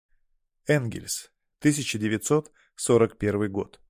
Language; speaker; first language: Russian; native; Russian